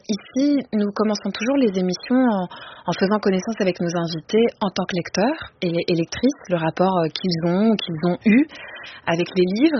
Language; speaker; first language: French; native; French